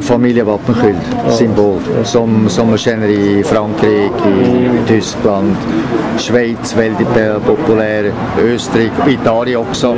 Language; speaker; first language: Swedish; non-native, fluent; German